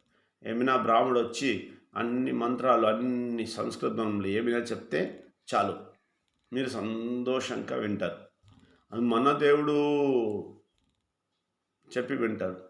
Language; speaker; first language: Telugu; non-native, fluent; Malayalam